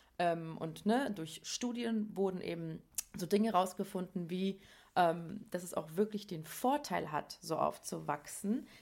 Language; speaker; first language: German; native; German